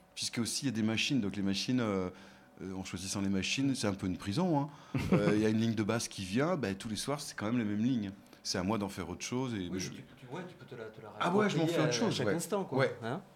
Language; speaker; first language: French; native; French